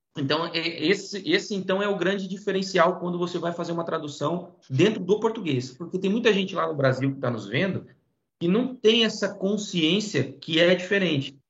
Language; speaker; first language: Portuguese; native; Portuguese